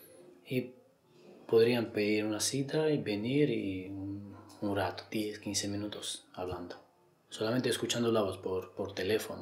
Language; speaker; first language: Spanish; non-native, learner; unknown